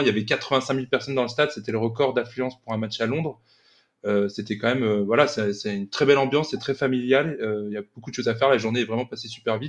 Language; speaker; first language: French; native; French